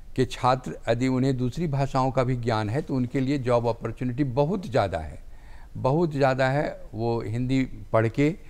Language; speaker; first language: Hindi; native; Hindi